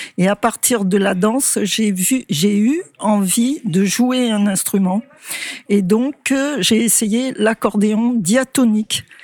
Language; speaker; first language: French; native; French